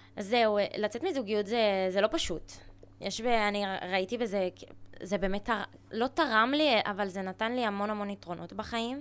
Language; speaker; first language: Hebrew; early bilingual, other home language; Russian